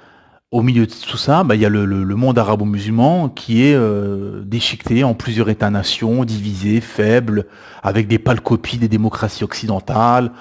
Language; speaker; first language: French; native; French